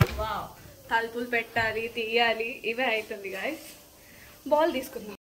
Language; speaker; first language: Telugu; non-native, local second language; Marathi